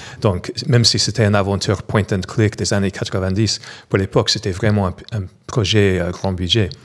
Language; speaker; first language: French; non-native, fluent; English